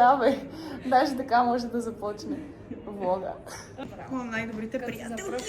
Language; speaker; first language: Bulgarian; native; Bulgarian